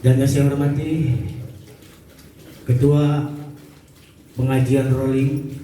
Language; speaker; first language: Indonesian; native; Indonesian